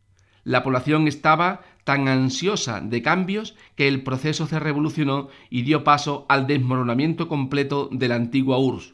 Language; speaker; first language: Spanish; native; Spanish